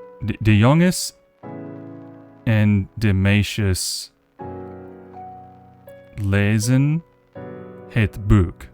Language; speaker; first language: Dutch; non-native, learner; English